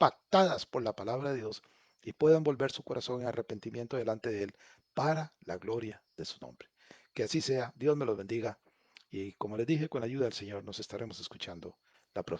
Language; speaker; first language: Spanish; native; Spanish